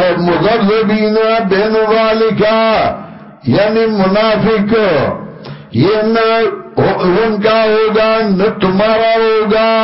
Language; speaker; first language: Urdu; non-native, local second language; Pashto